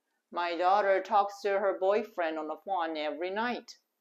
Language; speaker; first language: English; non-native, fluent; Japanese